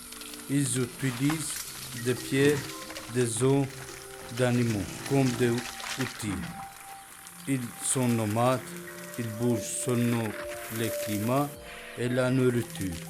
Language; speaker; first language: French; non-native, learner; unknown